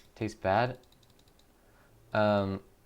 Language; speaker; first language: Japanese; non-native, learner; English